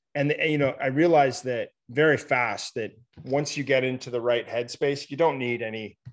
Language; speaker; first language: English; native; English